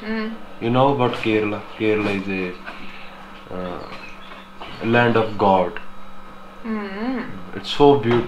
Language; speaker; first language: English; non-native, local second language; Punjabi